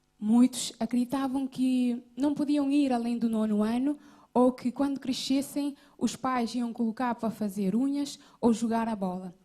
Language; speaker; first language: Portuguese; non-native, local second language; Kabuverdianu